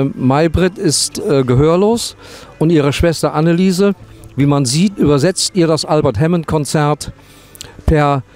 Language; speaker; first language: German; native; German